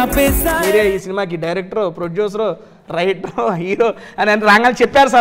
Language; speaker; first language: Telugu; native; Telugu